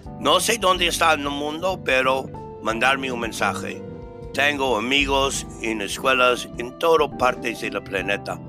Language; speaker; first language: Spanish; non-native, learner; English